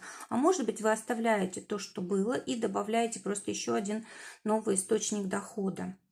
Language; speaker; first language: Russian; native; Russian